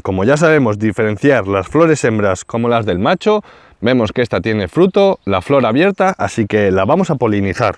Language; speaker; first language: Spanish; native; Spanish